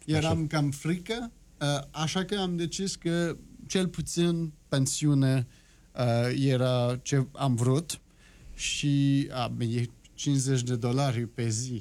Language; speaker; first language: Romanian; non-native, learner; French